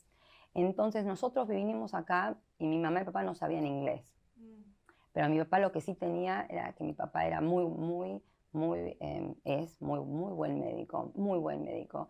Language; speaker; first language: Spanish; early bilingual, heritage; Spanish